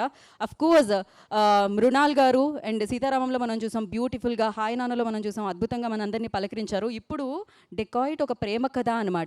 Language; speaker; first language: Telugu; native; Telugu